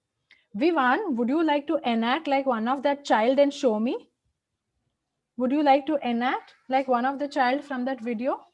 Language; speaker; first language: English; non-native, fluent; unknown